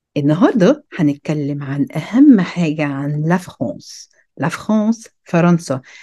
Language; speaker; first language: Arabic; early bilingual, heritage; Arabic